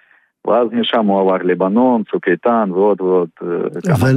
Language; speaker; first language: Hebrew; non-native, fluent; Russian